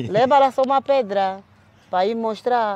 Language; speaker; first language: Portuguese; non-native, local second language; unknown